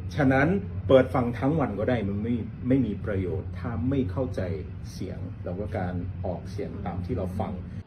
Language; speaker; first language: Thai; non-native, fluent; English